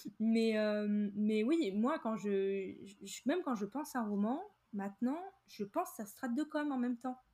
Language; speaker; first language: French; native; French